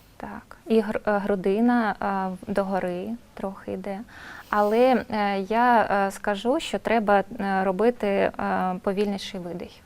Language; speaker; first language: Ukrainian; non-native, local second language; Russian